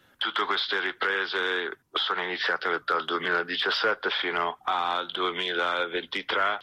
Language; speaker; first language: Italian; early bilingual, heritage; Italian